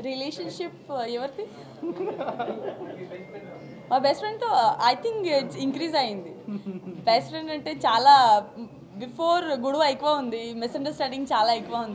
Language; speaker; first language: Telugu; non-native, learner; Gujarati